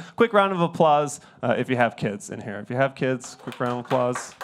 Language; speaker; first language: English; native; English